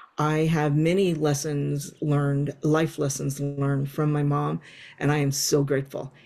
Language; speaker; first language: English; native; English